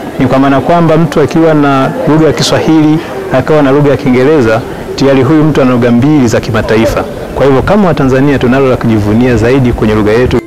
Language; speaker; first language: Swahili; native; Swahili